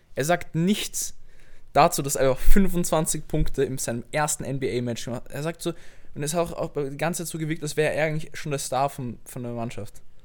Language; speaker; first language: German; native; German